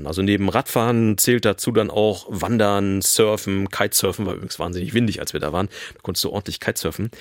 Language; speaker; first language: German; native; German